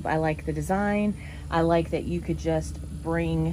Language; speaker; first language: English; native; English